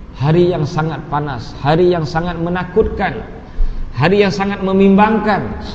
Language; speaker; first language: Malay; native; Malay